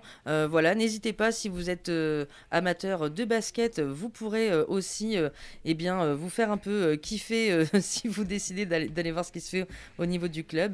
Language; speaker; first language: French; native; French